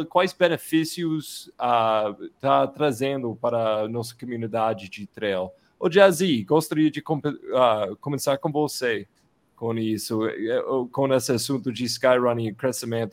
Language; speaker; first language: Portuguese; non-native, fluent; English